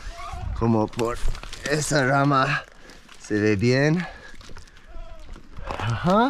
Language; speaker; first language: Spanish; non-native, learner; English